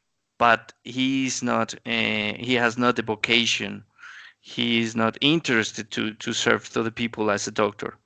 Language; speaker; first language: English; non-native, learner; Spanish